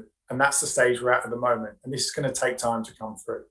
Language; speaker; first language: English; native; English